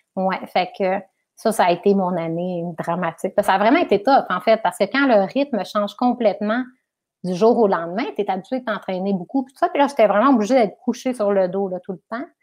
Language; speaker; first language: French; native; French